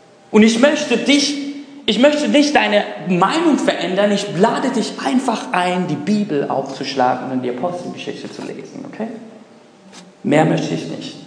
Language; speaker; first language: German; non-native, fluent; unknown